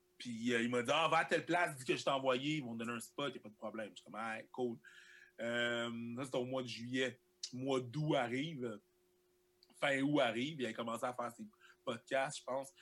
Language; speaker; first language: French; early bilingual, other home language; Haitian Creole